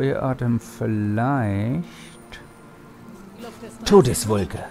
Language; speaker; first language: German; native; German